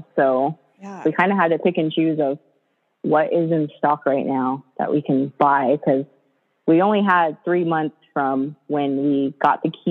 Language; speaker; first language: English; native; English